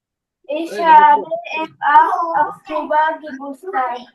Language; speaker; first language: German; non-native, learner; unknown